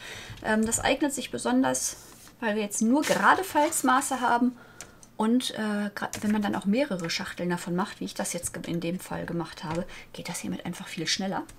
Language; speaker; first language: German; native; German